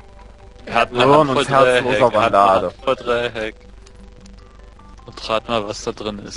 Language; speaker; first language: German; native; German